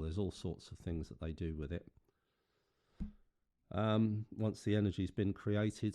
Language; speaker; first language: English; native; English